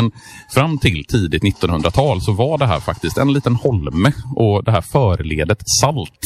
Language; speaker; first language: Swedish; native; Swedish